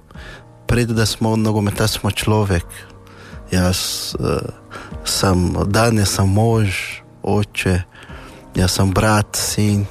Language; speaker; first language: Slovenian; non-native, learner; Portuguese